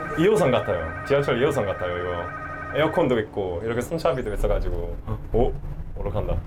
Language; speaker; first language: Korean; non-native, fluent; English